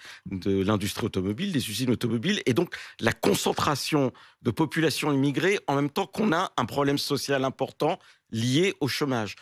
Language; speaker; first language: French; native; French